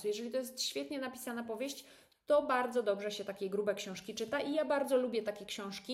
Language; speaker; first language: Polish; native; Polish